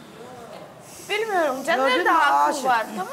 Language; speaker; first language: Turkish; non-native, learner; Russian